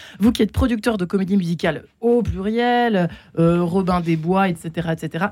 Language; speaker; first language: French; native; French